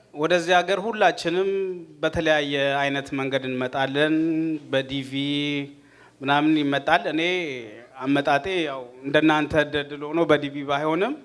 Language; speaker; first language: Amharic; native; Amharic